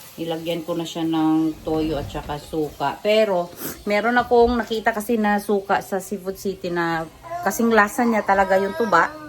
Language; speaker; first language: Filipino; non-native, local second language; Cebuano